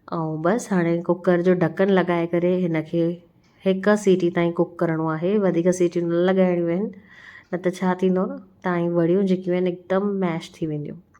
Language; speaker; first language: Sindhi; early bilingual, heritage; Sindhi